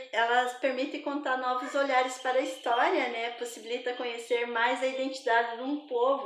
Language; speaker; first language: Portuguese; native; Portuguese